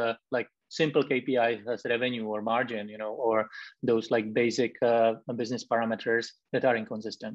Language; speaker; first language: English; non-native, fluent; Czech